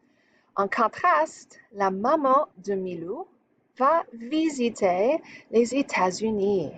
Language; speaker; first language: French; non-native, fluent; English